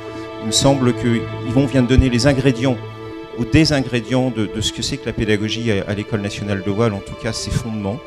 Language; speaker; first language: French; native; French